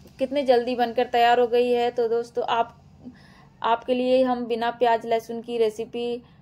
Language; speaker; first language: Hindi; native; Hindi